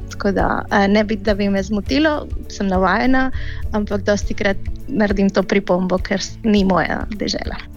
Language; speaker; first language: Slovenian; early bilingual, heritage; Catalan